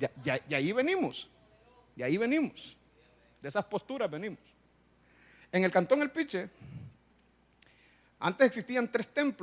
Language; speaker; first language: Spanish; native; Spanish